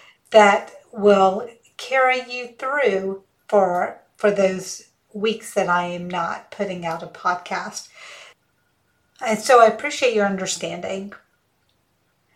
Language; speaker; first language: English; early bilingual, other home language; Hindi